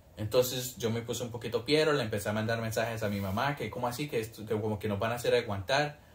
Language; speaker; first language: Spanish; early bilingual, heritage; Spanish